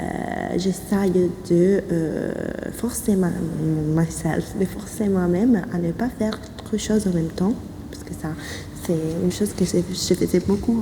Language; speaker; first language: French; non-native, fluent; Italian